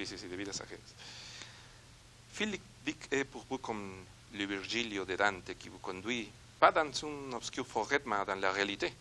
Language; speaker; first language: French; non-native, learner; Spanish